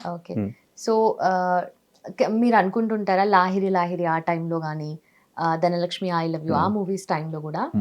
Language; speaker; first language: Telugu; native; Telugu